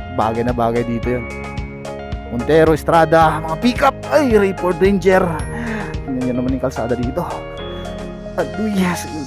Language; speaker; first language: Filipino; non-native, local second language; Waray